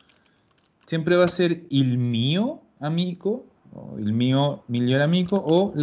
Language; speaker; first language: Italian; non-native, fluent; Spanish